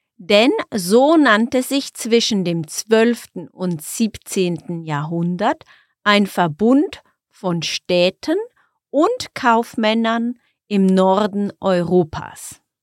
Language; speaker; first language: German; native; German